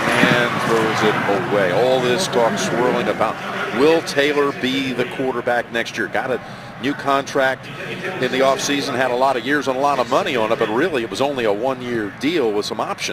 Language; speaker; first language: English; native; English